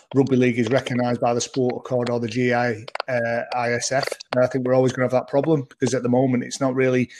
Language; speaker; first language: English; early bilingual, other home language; Maltese